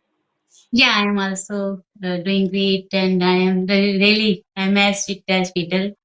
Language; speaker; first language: English; non-native, local second language; Hindi